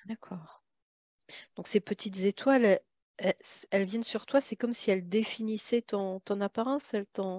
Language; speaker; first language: French; native; French